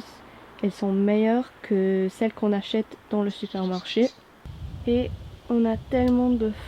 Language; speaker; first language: French; non-native, fluent; English